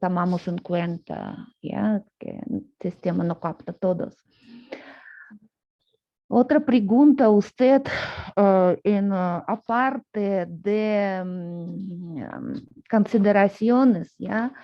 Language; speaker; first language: Spanish; non-native, fluent; Russian